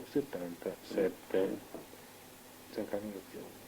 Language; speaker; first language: Italian; native; Italian